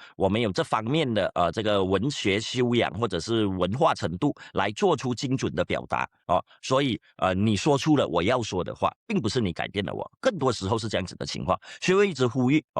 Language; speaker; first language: Chinese; native; Chinese